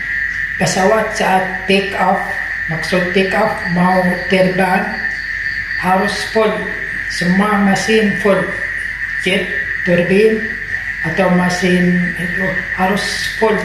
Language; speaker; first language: Indonesian; non-native, learner; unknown